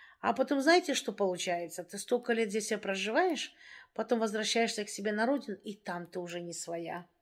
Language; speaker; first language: Russian; native; Russian